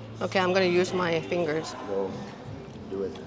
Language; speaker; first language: English; non-native, learner; Korean